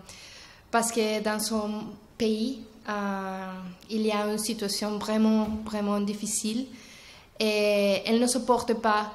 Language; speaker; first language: French; non-native, learner; Spanish